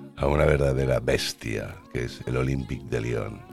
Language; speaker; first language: Spanish; native; Spanish